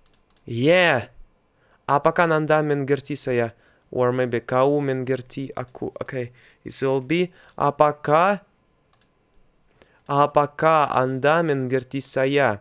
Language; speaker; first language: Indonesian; non-native, learner; Russian